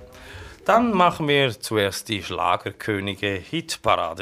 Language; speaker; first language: German; native; German